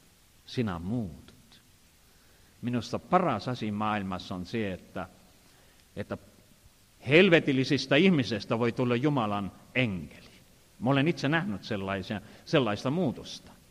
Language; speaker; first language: Finnish; non-native, fluent; Estonian